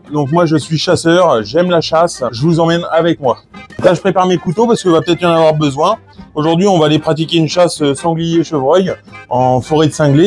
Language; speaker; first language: French; native; French